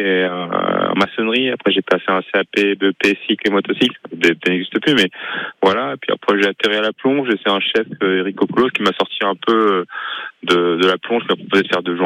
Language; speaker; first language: French; native; French